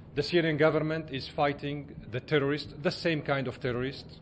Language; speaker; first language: English; non-native, fluent; Arabic